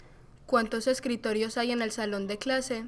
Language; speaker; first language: Spanish; non-native, learner; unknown